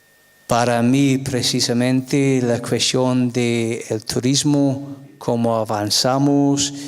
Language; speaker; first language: Spanish; non-native, fluent; English